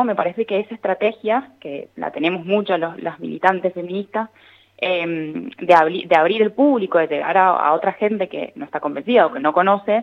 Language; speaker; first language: Spanish; native; Spanish